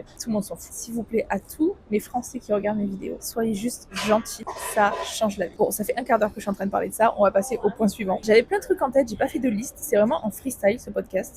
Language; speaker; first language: French; native; French